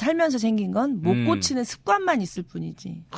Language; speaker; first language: Korean; native; Korean